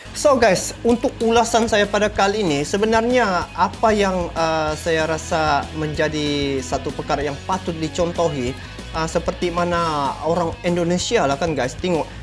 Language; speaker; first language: Malay; native; Malay